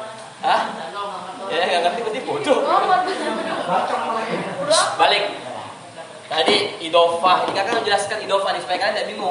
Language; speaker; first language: Indonesian; native; Indonesian